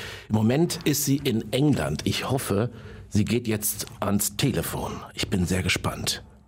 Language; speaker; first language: German; native; German